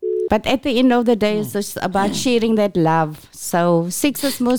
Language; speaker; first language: English; non-native, local second language; Afrikaans